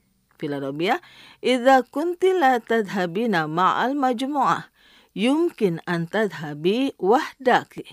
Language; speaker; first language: Arabic; non-native, fluent; Indonesian